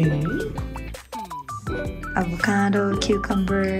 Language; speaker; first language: English; non-native, fluent; Japanese